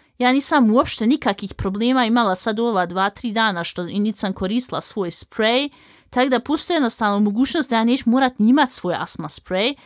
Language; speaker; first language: Bosnian; early bilingual, heritage; Bosnian